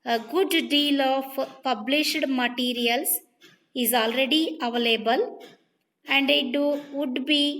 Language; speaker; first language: English; non-native, local second language; Kannada